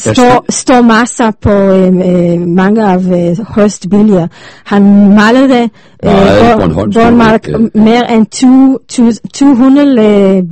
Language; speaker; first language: Danish; non-native, learner; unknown